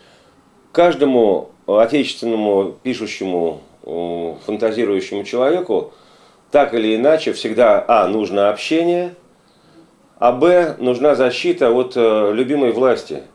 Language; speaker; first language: Russian; native; Russian